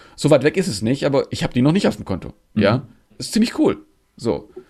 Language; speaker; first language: German; non-native, local second language; Greek